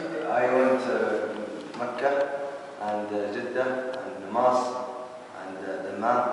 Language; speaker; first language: English; non-native, learner; Arabic